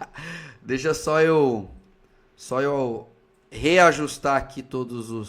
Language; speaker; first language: Portuguese; native; Portuguese